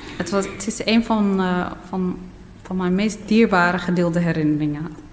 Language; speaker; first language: Dutch; early bilingual, other home language; Riffian